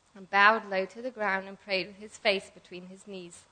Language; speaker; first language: English; native; English